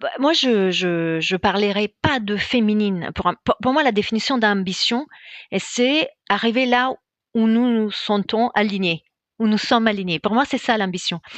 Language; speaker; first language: French; non-native, fluent; Italian